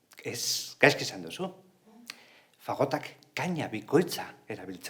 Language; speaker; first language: Basque; native; Basque